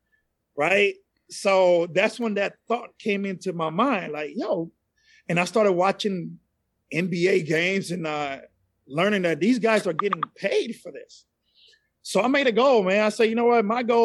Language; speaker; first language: English; non-native, fluent; Spanish